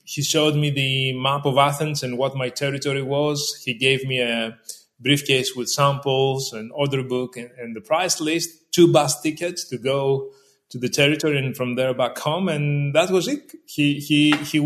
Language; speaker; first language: English; non-native, fluent; Greek